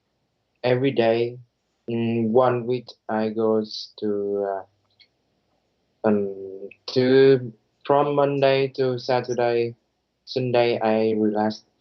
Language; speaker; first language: English; non-native, learner; Vietnamese